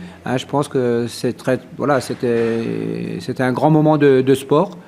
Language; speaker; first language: French; native; French